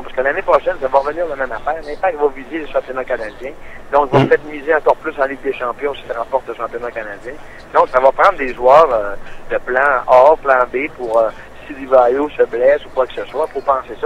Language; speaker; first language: French; native; French